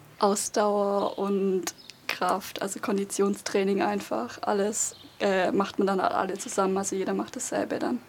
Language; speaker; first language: German; native; German